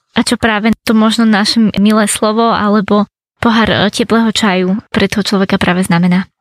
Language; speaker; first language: Slovak; native; Slovak